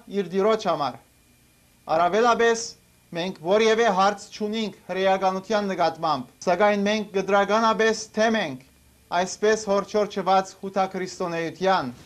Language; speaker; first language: Armenian; early bilingual, heritage; Armenian